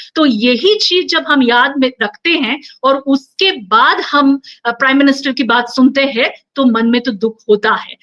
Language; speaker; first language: Hindi; non-native, local second language; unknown